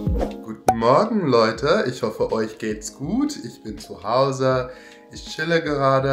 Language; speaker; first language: German; non-native, learner; English